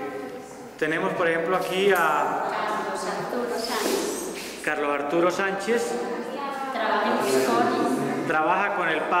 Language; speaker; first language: Spanish; native; Spanish